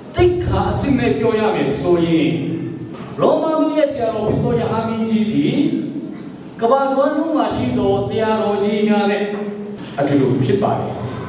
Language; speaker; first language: Burmese; non-native, local second language; Hakha Chin